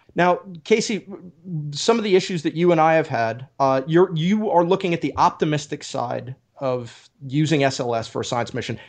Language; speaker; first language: English; native; English